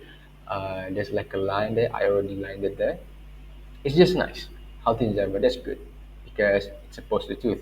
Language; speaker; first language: English; non-native, local second language; Malay